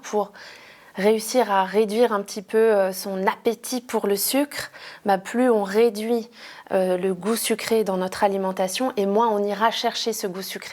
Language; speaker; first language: French; native; French